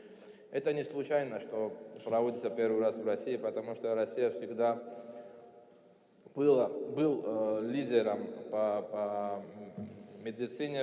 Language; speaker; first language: Russian; non-native, fluent; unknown